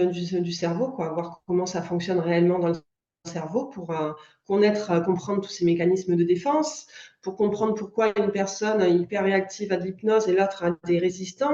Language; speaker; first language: French; native; French